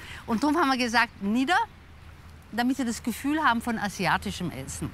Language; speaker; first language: German; native; German